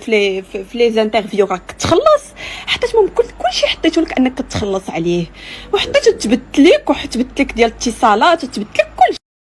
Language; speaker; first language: Arabic; native; Arabic